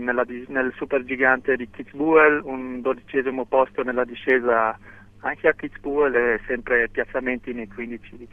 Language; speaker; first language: Italian; non-native, local second language; German